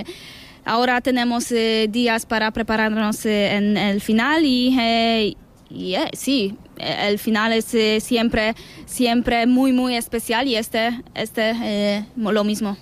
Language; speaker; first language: Spanish; non-native, learner; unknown